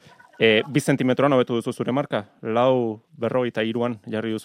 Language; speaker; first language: Basque; native; Basque